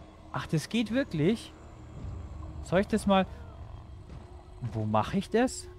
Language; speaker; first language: German; native; German